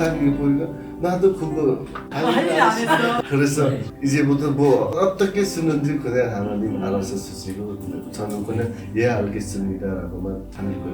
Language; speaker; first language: Korean; non-native, fluent; Nepali